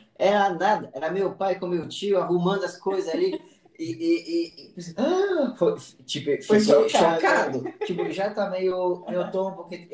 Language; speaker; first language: Portuguese; non-native, fluent; French